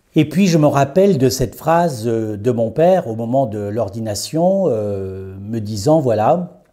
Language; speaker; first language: French; native; French